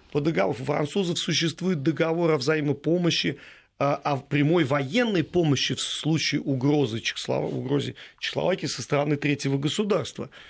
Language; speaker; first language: Russian; native; Russian